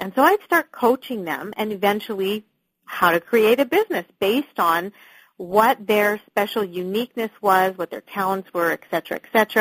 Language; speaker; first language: English; native; English